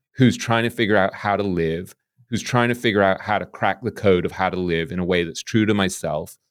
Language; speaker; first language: English; native; English